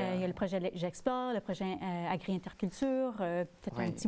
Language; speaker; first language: French; native; French